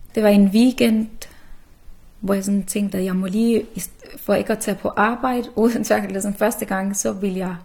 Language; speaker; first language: Danish; early bilingual, other home language; Arabic